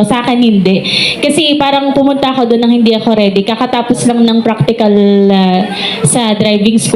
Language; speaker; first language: Filipino; native; Filipino